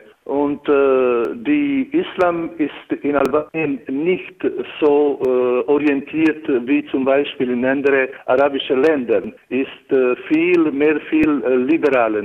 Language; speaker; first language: German; non-native, learner; Albanian